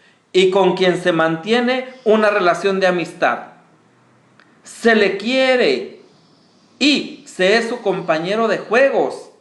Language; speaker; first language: Spanish; native; Spanish